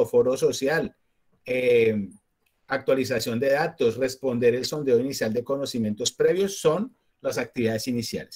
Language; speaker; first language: Spanish; native; Spanish